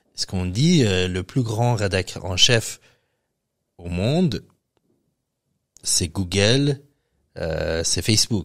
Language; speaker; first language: French; non-native, fluent; Persian